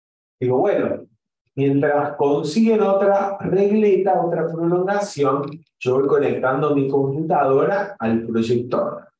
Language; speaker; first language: Spanish; native; Spanish